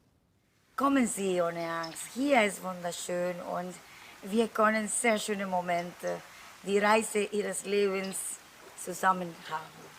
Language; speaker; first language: German; non-native, fluent; Spanish